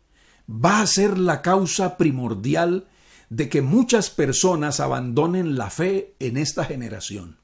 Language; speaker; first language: Spanish; native; Spanish